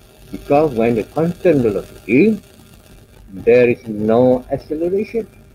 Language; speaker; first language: English; non-native, local second language; Malay